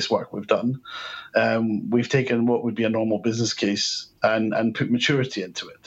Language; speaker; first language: English; native; English